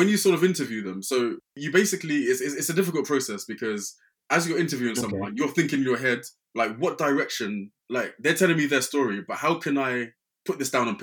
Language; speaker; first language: English; native; English